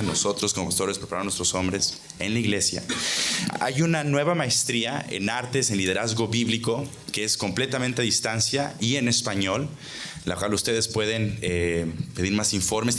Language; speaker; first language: Spanish; native; Spanish